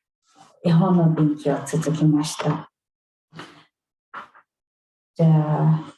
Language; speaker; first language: Japanese; non-native, fluent; Mongolian